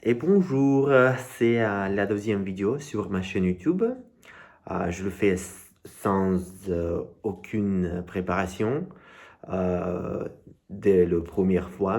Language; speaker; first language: French; non-native, learner; Russian